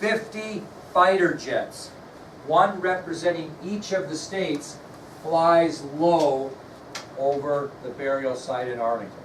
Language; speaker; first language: English; native; English